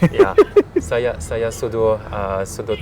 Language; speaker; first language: Indonesian; non-native, learner; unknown